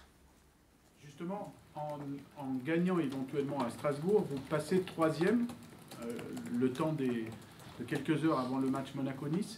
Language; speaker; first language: French; native; French